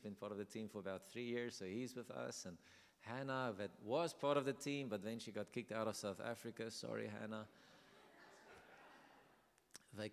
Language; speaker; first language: English; non-native, local second language; Afrikaans